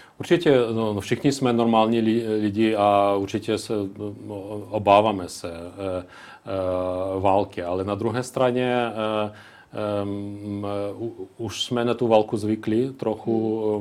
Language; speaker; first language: Czech; non-native, local second language; Ukrainian